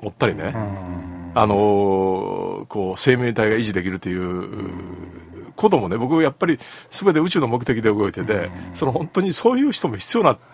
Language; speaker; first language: Japanese; native; Japanese